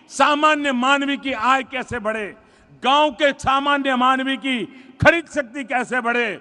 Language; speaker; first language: Hindi; non-native, local second language; Gujarati